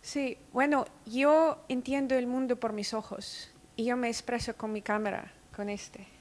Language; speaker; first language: Spanish; non-native, fluent; Russian